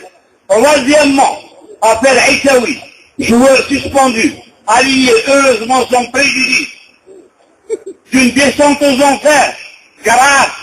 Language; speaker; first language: French; non-native, local second language; Arabic